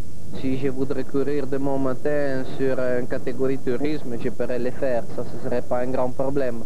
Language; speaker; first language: French; non-native, fluent; Italian